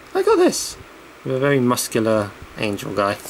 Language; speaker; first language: English; native; English